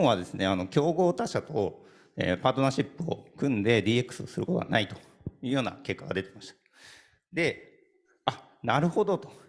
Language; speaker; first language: Japanese; native; Japanese